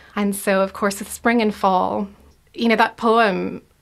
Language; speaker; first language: English; native; English